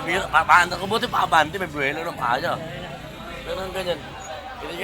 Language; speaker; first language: Filipino; native; Filipino